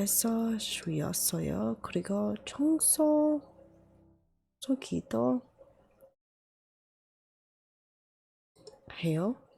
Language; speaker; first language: Korean; non-native, learner; English